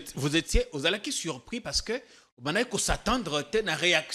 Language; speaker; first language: French; non-native, local second language; Lingala